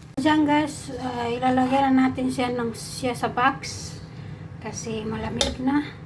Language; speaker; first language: Filipino; non-native, local second language; Maguindanaon